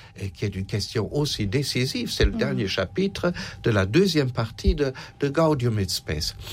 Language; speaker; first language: French; non-native, fluent; German